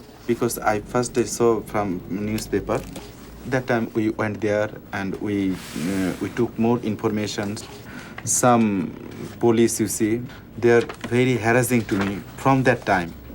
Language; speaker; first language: English; non-native, learner; Bangla